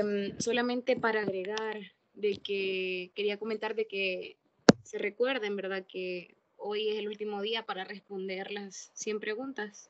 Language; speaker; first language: Spanish; native; Spanish